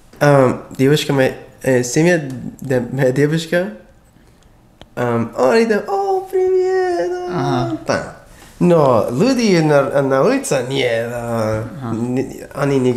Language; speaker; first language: Russian; non-native, learner; English